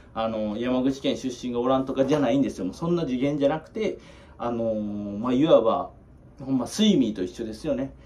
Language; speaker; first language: Japanese; native; Japanese